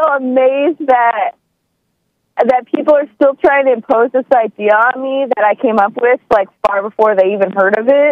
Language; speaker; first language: English; native; English